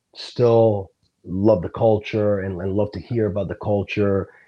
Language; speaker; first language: English; early bilingual, other home language; Sicilian